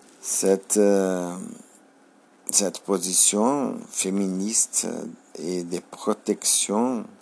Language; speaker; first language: French; non-native, learner; Portuguese